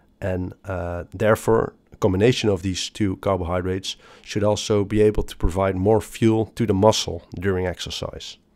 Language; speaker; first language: English; non-native, fluent; Dutch